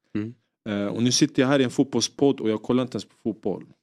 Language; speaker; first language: Swedish; early bilingual, other home language; Greek